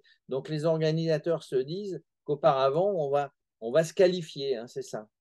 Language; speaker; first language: French; native; French